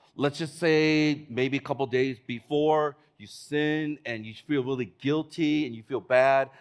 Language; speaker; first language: English; native; English